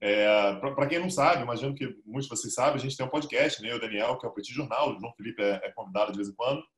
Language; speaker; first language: Portuguese; native; Portuguese